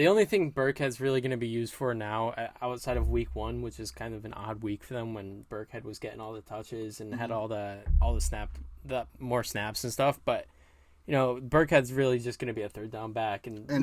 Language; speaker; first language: English; native; English